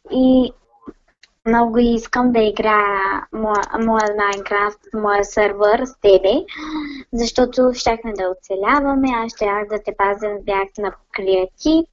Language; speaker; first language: Bulgarian; native; Bulgarian